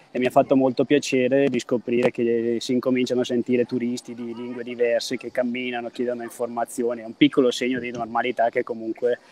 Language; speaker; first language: Italian; native; Italian